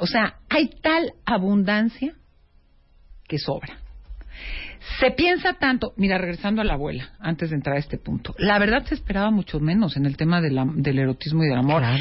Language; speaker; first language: Spanish; native; Spanish